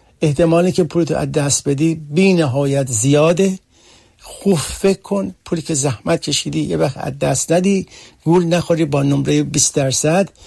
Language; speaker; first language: Persian; early bilingual, heritage; Persian